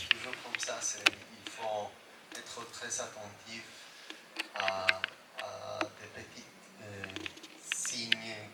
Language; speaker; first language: French; non-native, fluent; Spanish